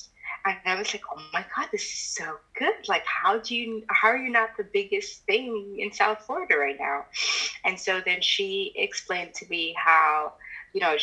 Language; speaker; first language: English; native; English